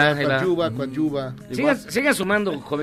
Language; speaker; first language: Spanish; native; Spanish